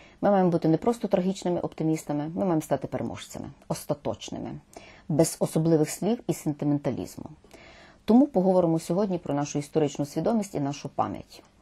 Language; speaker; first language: Ukrainian; native; Ukrainian